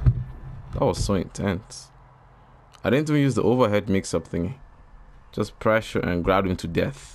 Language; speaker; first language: English; native; English